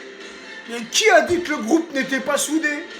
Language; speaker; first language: French; native; French